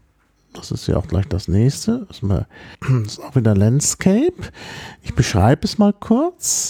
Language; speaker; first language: German; native; German